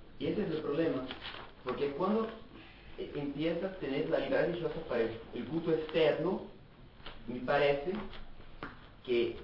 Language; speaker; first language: Spanish; non-native, fluent; Portuguese